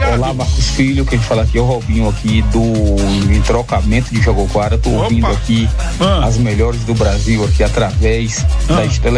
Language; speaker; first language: Portuguese; native; Portuguese